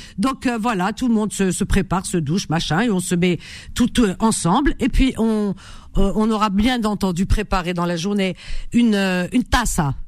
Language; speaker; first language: French; early bilingual, other home language; Arabic